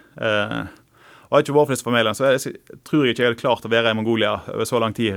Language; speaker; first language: Norwegian; native; Norwegian